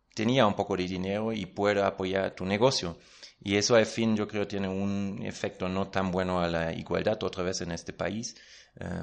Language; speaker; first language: Spanish; non-native, fluent; German